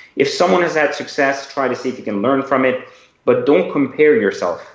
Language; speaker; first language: English; early bilingual, other home language; Persian